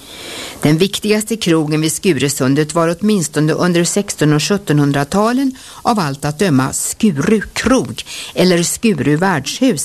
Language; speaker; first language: Swedish; native; Swedish